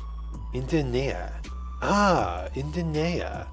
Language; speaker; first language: German; non-native, learner; English